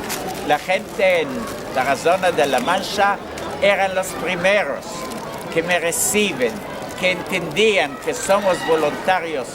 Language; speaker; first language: Spanish; non-native, learner; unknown